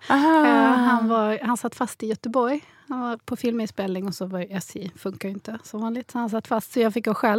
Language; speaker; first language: Swedish; native; Swedish